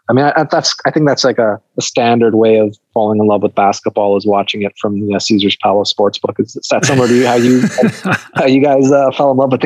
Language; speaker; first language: English; native; English